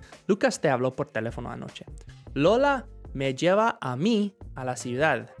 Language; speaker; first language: Spanish; non-native, fluent; English